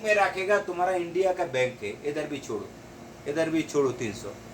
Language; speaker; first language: Hindi; non-native, learner; Bangla